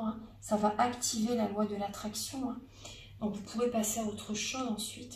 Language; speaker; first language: French; native; French